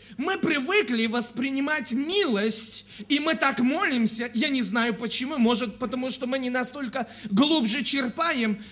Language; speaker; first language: Russian; non-native, local second language; Armenian